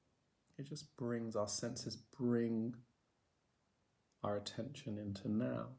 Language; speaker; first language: English; native; English